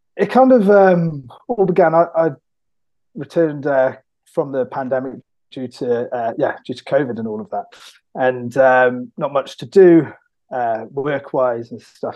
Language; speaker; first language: English; native; English